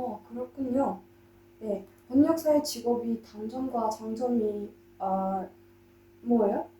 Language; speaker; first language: Korean; non-native, learner; Kyrgyz